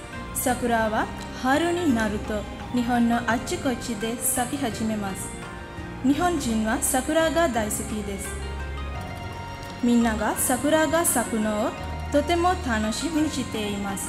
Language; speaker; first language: Japanese; non-native, learner; Sinhala